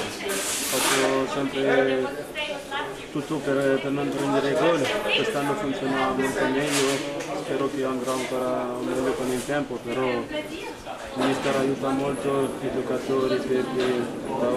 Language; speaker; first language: Italian; non-native, fluent; French